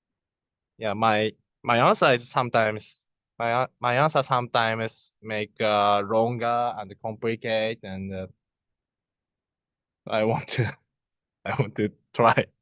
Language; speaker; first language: English; non-native, learner; Japanese